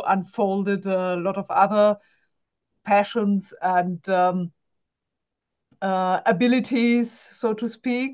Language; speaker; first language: English; non-native, fluent; German